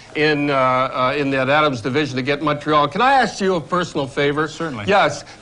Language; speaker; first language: English; native; English